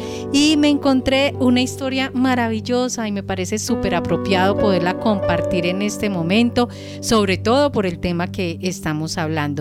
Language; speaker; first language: Spanish; native; Spanish